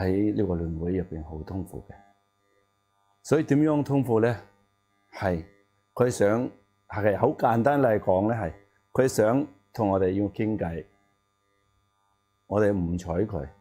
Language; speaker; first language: Cantonese; non-native, learner; Tibetan